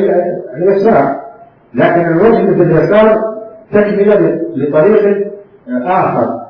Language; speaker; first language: Arabic; native; Arabic